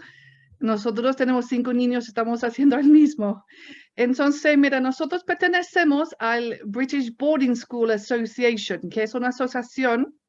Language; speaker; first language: Spanish; non-native, fluent; English